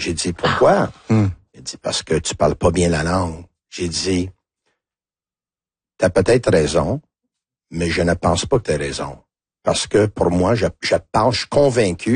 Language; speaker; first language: French; non-native, local second language; Italian